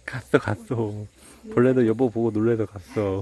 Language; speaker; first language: Korean; native; Korean